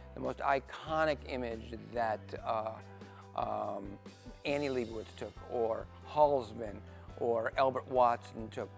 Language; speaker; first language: English; native; English